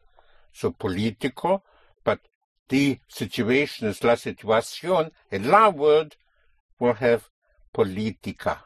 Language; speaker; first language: Spanish; non-native, fluent; English